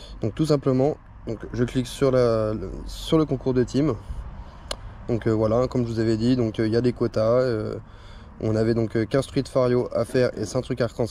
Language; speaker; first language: French; native; French